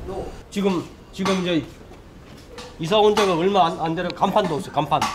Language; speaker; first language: Korean; native; Korean